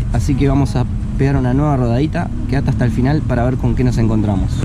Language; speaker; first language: Spanish; native; Spanish